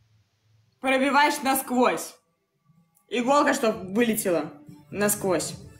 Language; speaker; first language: Russian; native; Russian